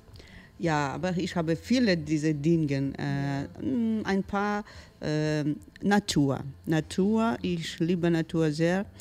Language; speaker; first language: German; non-native, learner; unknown